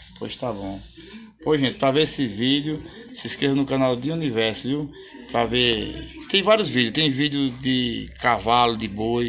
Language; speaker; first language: Portuguese; native; Portuguese